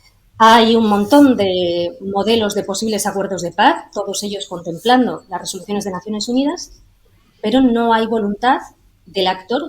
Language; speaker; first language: Spanish; native; Spanish